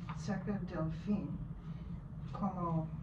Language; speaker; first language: Spanish; non-native, learner; English